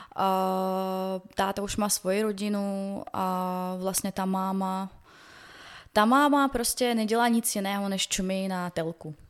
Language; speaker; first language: Czech; non-native, fluent; Ukrainian